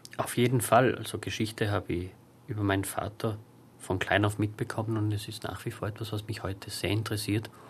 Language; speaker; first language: German; native; German